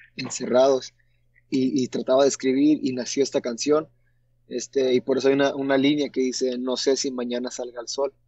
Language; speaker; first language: Spanish; early bilingual, heritage; Spanish